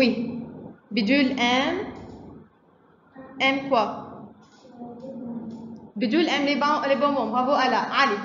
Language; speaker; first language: French; non-native, fluent; Arabic